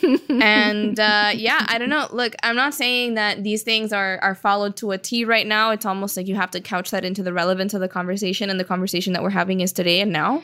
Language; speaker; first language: English; early bilingual, other home language; Spanish